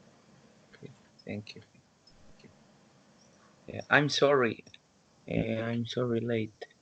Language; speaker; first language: English; non-native, learner; Spanish